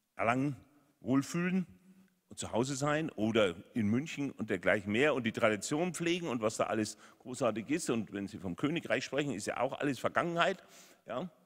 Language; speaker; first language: German; native; German